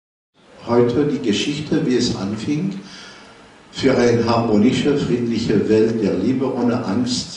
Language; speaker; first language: German; non-native, fluent; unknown